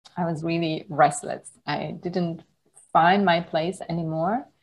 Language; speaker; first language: English; non-native, fluent; Hungarian